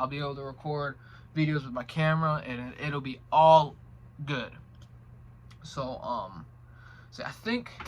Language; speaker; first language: English; native; English